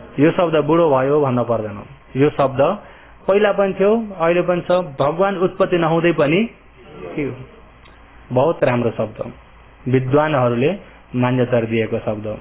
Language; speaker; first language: Nepali; early bilingual, heritage; Nepali